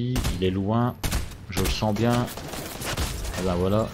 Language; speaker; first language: French; native; French